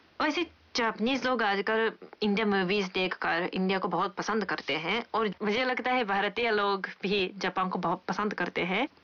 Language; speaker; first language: Hindi; non-native, fluent; Japanese